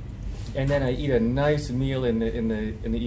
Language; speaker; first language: English; native; English